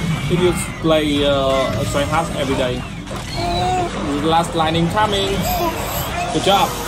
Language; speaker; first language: English; non-native, learner; Vietnamese